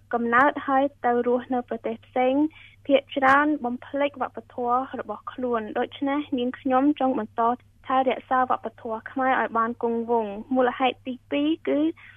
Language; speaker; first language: Khmer; early bilingual, heritage; Khmer